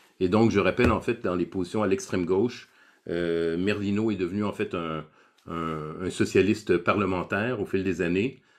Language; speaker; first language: French; native; French